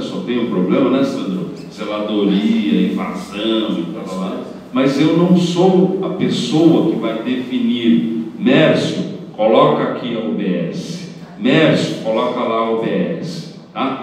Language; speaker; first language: Portuguese; native; Portuguese